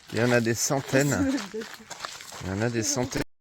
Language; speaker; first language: French; native; French